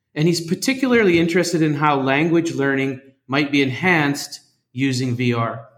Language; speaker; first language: English; native; English